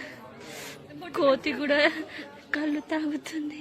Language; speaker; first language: Telugu; non-native, local second language; Hindi